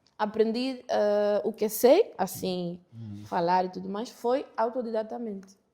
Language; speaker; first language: Portuguese; non-native, fluent; Spanish